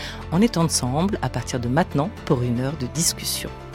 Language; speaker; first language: French; native; French